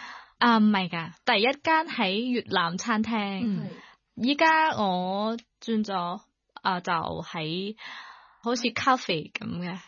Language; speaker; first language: Cantonese; non-native, learner; Thai